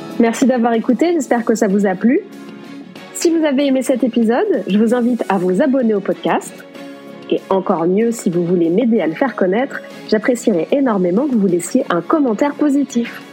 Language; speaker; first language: French; native; French